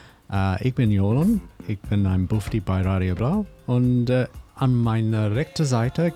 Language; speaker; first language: German; non-native, learner; English